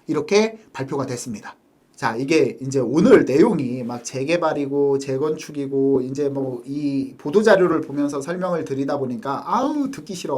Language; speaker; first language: Korean; native; Korean